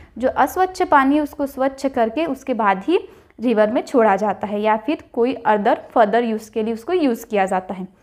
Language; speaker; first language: Hindi; non-native, local second language; Marathi